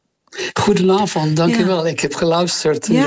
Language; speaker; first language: Dutch; non-native, fluent; Arabic